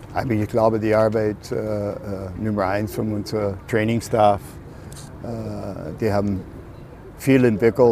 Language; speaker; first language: German; non-native, fluent; English